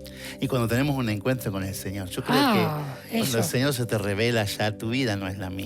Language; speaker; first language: Spanish; native; Spanish